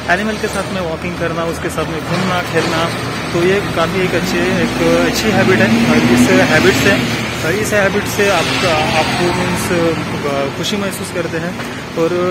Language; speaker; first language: Hindi; non-native, local second language; Marathi